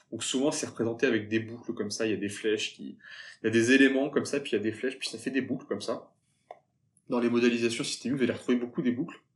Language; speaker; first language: French; native; French